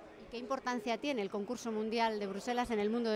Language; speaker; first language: Spanish; native; Spanish